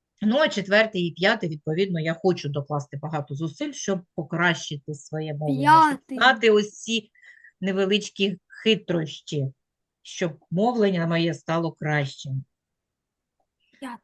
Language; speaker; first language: Ukrainian; native; Ukrainian